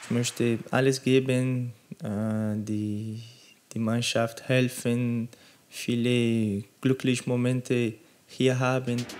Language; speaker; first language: German; non-native, learner; Portuguese